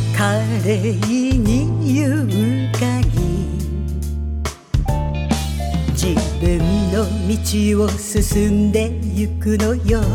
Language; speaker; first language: Japanese; native; Japanese